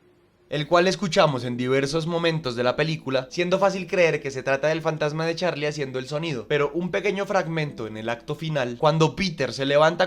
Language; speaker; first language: Spanish; native; Spanish